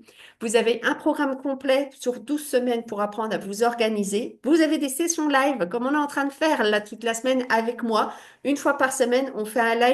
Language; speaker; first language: French; native; French